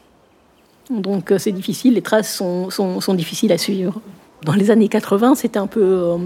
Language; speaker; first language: French; native; French